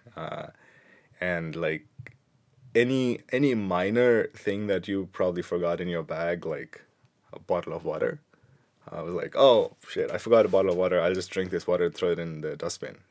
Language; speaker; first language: English; non-native, local second language; Punjabi